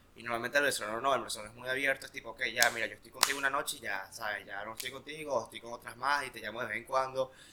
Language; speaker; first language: Spanish; native; Spanish